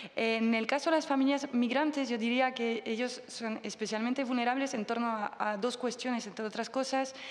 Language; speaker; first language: Spanish; non-native, fluent; French